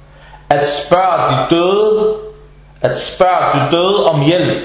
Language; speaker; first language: Danish; non-native, fluent; Arabic